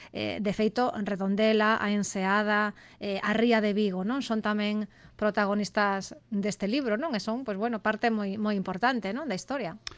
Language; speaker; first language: Galician; native; Galician